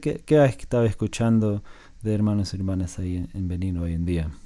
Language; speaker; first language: Spanish; non-native, fluent; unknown